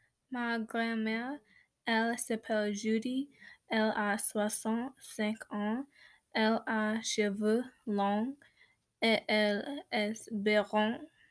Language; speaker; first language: French; non-native, learner; English